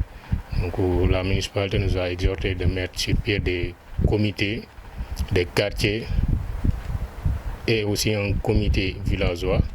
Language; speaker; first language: French; non-native, local second language; Wolof